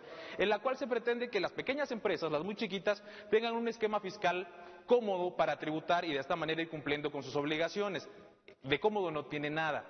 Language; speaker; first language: Spanish; native; Spanish